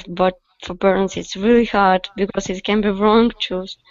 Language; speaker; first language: English; non-native, learner; Russian